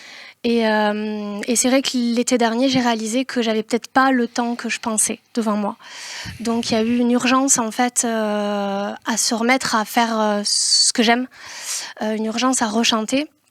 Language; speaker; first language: French; native; French